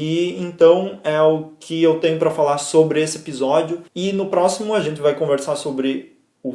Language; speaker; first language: Portuguese; native; Portuguese